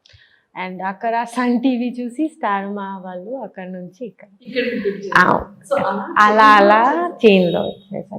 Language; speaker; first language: Telugu; non-native, learner; Bangla